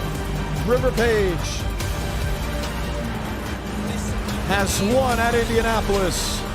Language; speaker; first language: English; native; English